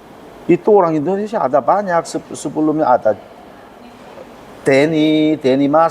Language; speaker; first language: Indonesian; non-native, learner; Korean